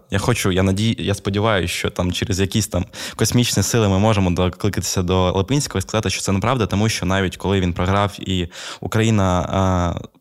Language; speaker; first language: Ukrainian; native; Ukrainian